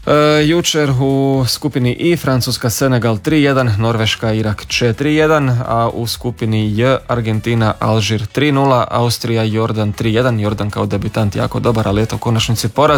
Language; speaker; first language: Serbian; native; Serbian